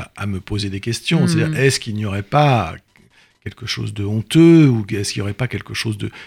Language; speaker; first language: French; native; French